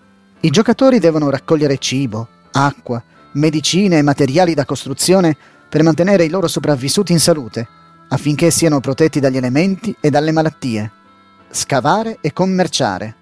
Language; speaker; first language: Italian; native; Italian